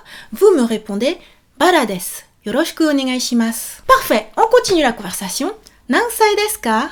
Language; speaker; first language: French; native; French